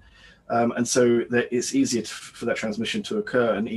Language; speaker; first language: English; native; English